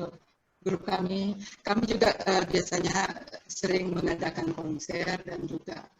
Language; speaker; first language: Indonesian; non-native, local second language; Balinese